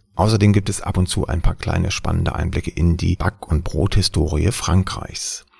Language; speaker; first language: German; native; German